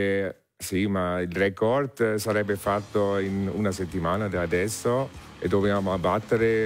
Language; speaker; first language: Italian; non-native, learner; German